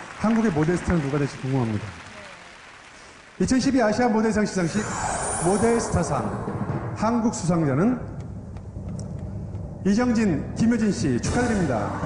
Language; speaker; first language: Korean; native; Korean